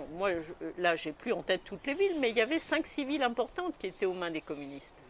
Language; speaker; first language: French; native; French